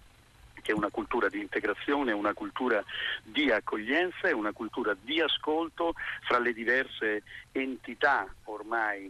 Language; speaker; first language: Italian; native; Italian